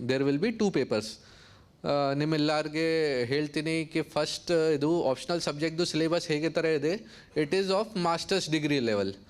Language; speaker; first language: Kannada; non-native, learner; Hindi